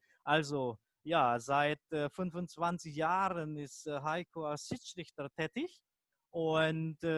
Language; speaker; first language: German; non-native, fluent; Indonesian